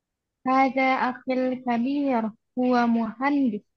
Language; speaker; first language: Arabic; non-native, learner; Indonesian